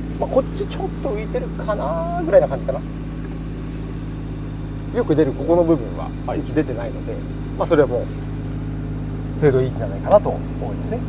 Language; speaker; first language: Japanese; native; Japanese